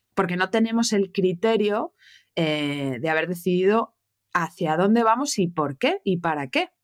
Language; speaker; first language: Spanish; native; Spanish